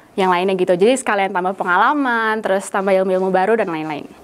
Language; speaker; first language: Indonesian; native; Indonesian